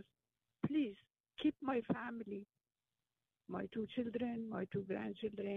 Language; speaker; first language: English; non-native, learner; Persian